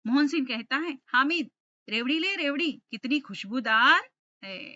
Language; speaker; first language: Hindi; non-native, local second language; Telugu